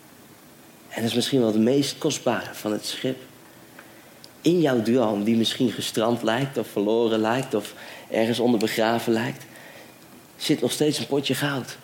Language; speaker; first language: Dutch; native; Dutch